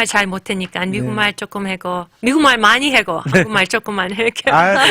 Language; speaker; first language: Korean; early bilingual, heritage; English